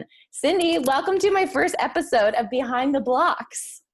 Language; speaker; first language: English; native; English